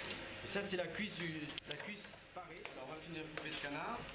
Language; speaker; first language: French; native; French